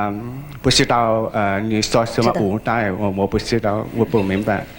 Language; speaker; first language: Chinese; early bilingual, heritage; Chinese